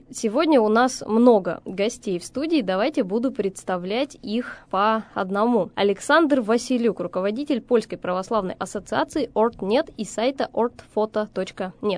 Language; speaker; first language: Russian; native; Russian